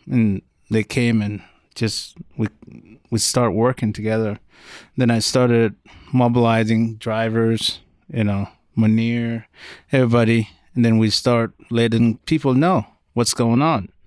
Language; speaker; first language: English; non-native, fluent; Arabic